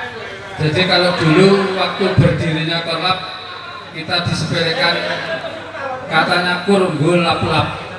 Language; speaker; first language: Indonesian; native; Indonesian